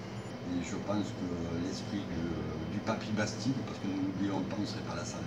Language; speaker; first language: French; native; French